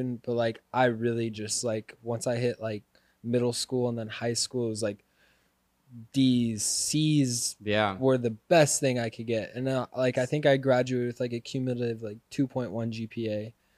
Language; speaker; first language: English; native; English